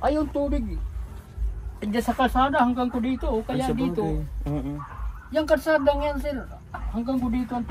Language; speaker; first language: Filipino; native; Filipino